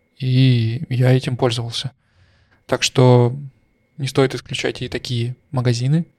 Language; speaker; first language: Russian; native; Russian